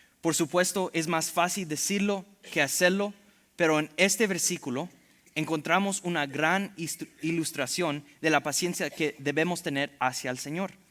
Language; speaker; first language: Spanish; early bilingual, heritage; Spanish